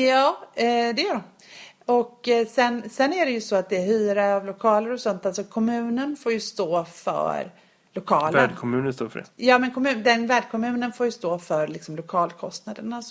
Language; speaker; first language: Swedish; native; Swedish